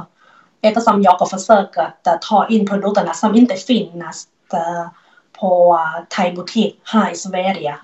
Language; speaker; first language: Swedish; non-native, learner; Thai